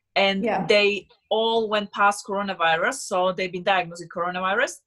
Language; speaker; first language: English; non-native, fluent; Slovak